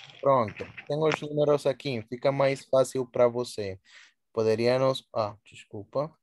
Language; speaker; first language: Portuguese; non-native, fluent; Spanish